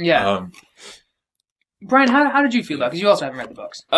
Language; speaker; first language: English; native; English